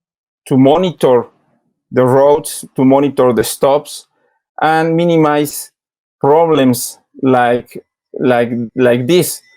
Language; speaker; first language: English; non-native, learner; Spanish